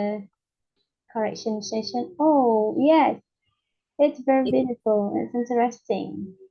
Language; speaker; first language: English; non-native, learner; Indonesian